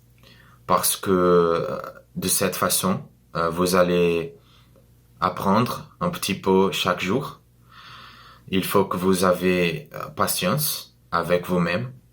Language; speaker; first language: French; non-native, learner; Portuguese